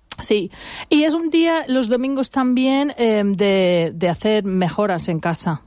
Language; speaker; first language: Spanish; non-native, fluent; English